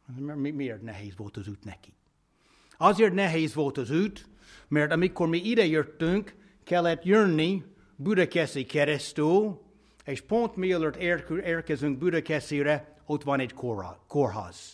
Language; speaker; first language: Hungarian; non-native, fluent; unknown